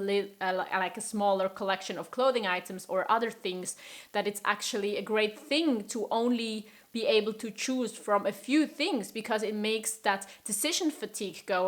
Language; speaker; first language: English; non-native, fluent; German